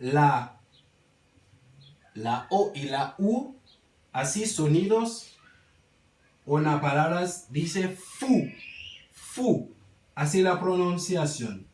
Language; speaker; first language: Spanish; non-native, learner; Haitian Creole